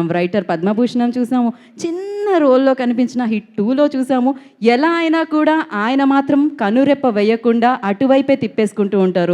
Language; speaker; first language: Telugu; native; Telugu